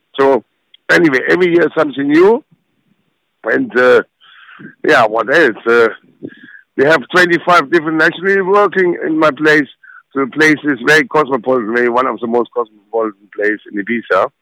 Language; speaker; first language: English; non-native, fluent; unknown